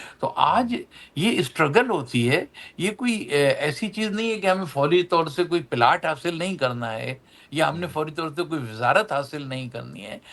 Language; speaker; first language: Urdu; native; Urdu